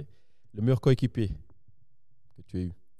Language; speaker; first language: French; native; French